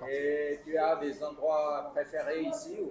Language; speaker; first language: French; non-native, fluent; Vietnamese